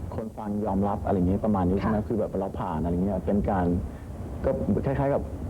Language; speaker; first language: Thai; early bilingual, heritage; Danish